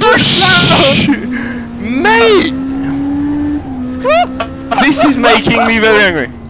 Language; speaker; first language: English; non-native, fluent; French